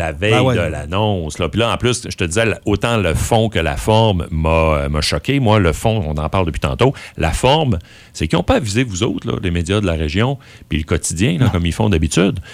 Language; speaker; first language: French; native; French